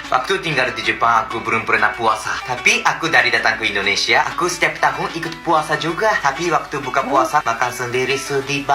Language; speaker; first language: Indonesian; non-native, fluent; Japanese